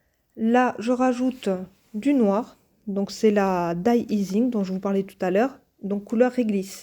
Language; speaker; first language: French; native; French